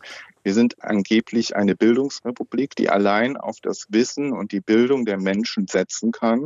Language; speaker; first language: German; native; German